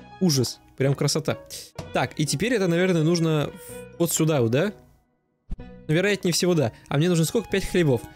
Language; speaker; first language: Russian; native; Russian